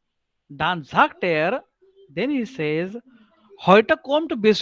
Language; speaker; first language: German; non-native, fluent; Marathi